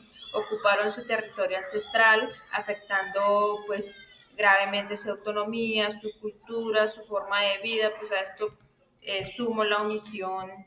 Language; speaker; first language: Spanish; native; Spanish